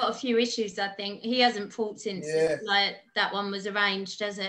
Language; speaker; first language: English; native; English